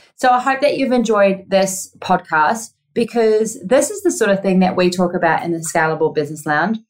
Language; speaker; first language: English; native; English